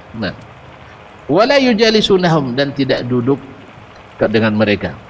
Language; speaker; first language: Malay; non-native, local second language; Minangkabau